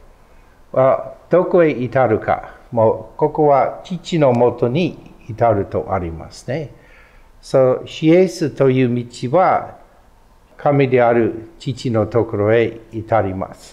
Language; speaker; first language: Japanese; non-native, fluent; English